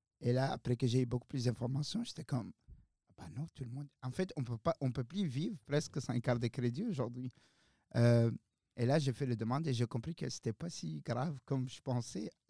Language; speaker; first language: French; non-native, local second language; Arabic